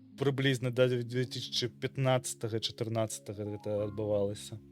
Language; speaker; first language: Belarusian; non-native, local second language; Russian